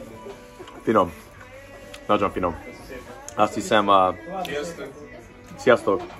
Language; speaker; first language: Hungarian; non-native, learner; English